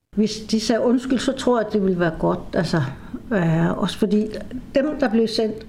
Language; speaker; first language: Danish; non-native, local second language; Kalaallisut